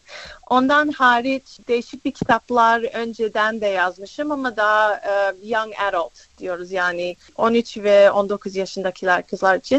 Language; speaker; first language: Turkish; early bilingual, other home language; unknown